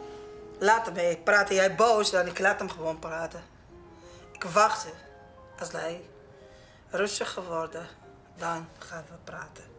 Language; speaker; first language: Dutch; non-native, learner; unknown